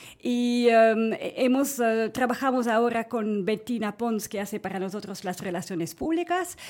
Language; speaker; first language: Spanish; non-native, fluent; French